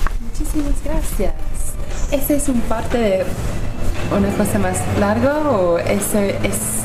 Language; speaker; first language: Spanish; non-native, learner; English